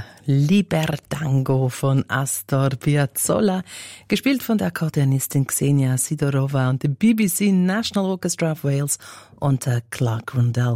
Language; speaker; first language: German; native; German